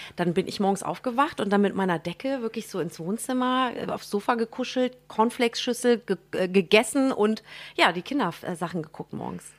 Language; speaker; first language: German; native; German